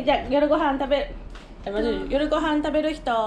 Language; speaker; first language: Japanese; native; Japanese